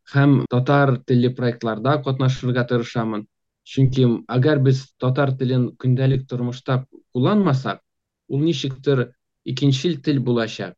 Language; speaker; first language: Tatar; native; Tatar